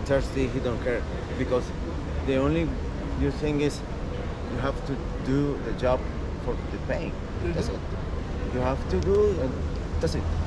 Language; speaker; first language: English; non-native, learner; Spanish